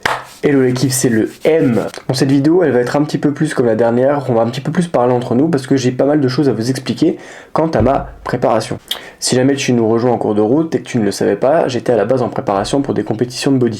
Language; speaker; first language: French; native; French